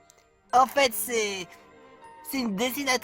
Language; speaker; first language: French; native; French